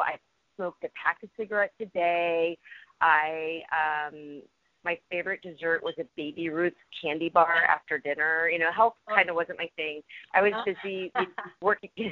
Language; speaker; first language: English; native; English